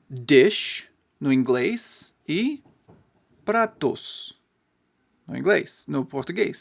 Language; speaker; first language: Portuguese; non-native, fluent; English